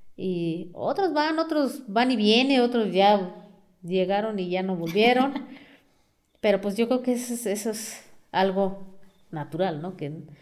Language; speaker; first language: Spanish; non-native, local second language; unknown